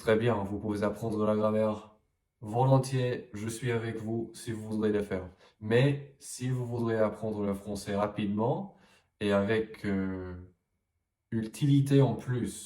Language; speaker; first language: French; non-native, fluent; English